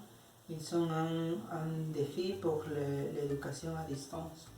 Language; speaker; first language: French; non-native, learner; Spanish